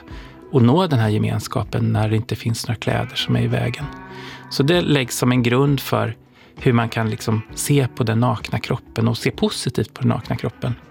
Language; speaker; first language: Swedish; native; Swedish